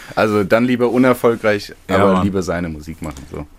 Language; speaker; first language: German; native; German